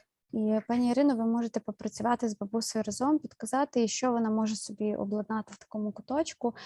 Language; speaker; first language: Ukrainian; native; Ukrainian